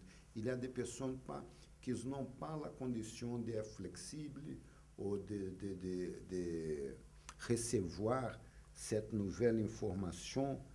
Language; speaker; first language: French; non-native, fluent; Portuguese